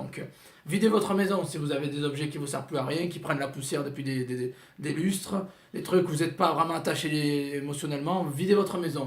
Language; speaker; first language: French; native; French